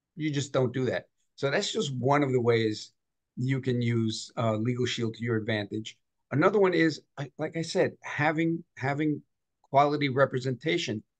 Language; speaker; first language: English; native; English